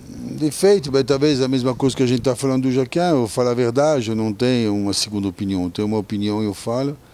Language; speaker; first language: Portuguese; non-native, fluent; French